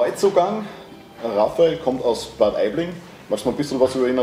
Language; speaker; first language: German; native; German